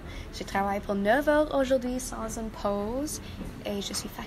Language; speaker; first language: French; non-native, learner; English